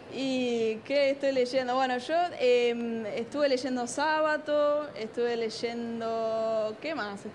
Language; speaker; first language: Spanish; native; Spanish